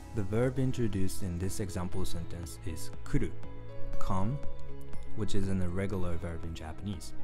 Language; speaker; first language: English; non-native, fluent; Japanese